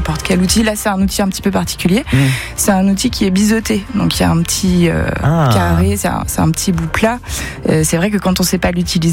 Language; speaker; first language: French; native; French